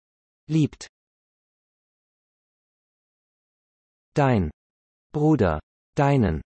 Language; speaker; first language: German; non-native, learner; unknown